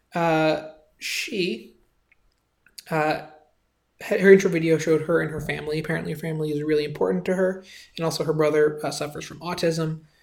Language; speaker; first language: English; native; English